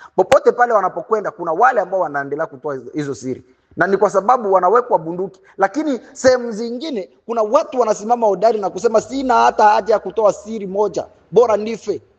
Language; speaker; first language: Swahili; native; Swahili